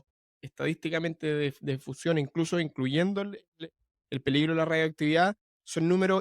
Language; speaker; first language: Spanish; native; Spanish